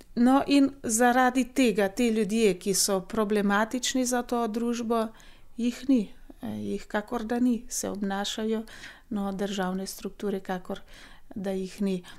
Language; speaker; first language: Slovenian; non-native, fluent; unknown